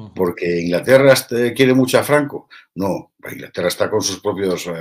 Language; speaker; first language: Spanish; native; Spanish